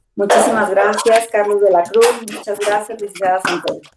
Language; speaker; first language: Spanish; native; Spanish